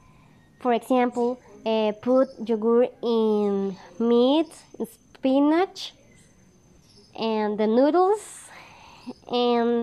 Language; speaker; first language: English; non-native, learner; Spanish